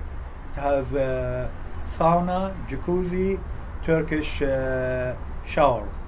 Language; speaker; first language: English; non-native, fluent; Arabic